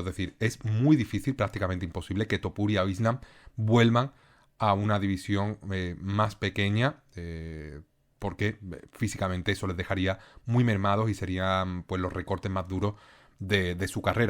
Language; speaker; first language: Spanish; native; Spanish